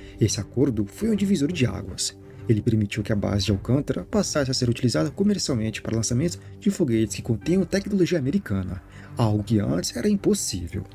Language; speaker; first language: Portuguese; native; Portuguese